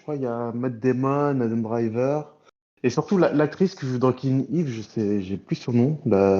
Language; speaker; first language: French; native; French